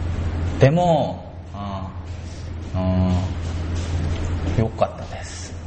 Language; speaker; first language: Japanese; non-native, learner; Korean